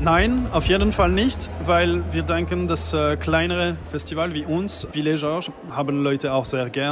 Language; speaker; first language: German; non-native, local second language; French